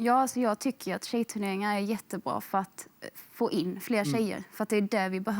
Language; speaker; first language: Swedish; native; Swedish